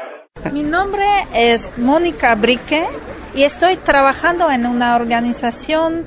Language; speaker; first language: Spanish; non-native, fluent; German